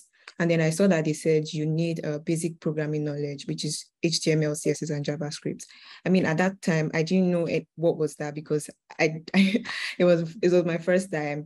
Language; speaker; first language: English; non-native, local second language; Yoruba